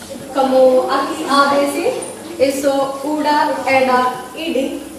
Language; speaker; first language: Spanish; non-native, learner; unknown